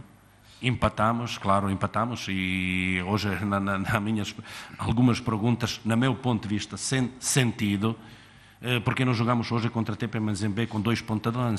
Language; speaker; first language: Portuguese; non-native, fluent; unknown